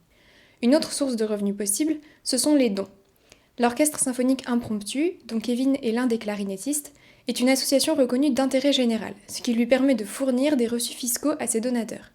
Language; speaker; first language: French; native; French